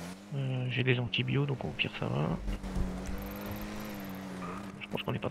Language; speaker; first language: French; native; French